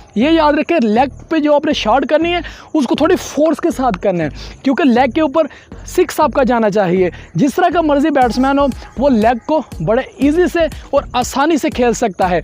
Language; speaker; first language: Urdu; non-native, local second language; Punjabi